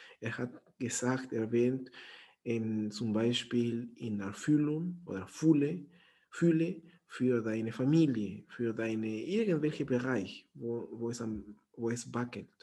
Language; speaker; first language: German; non-native, fluent; Spanish